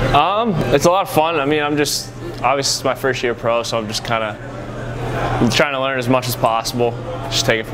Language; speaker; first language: English; native; English